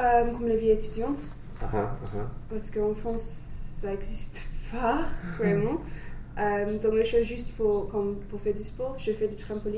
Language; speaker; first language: French; non-native, learner; English